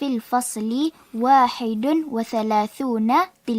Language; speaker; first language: Arabic; non-native, learner; Malay